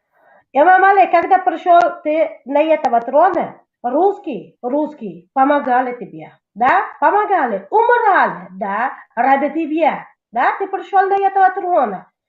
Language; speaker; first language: Russian; non-native, local second language; Tajik